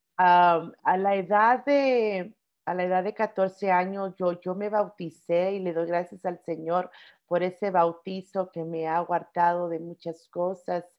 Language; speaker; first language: Spanish; early bilingual, heritage; Spanish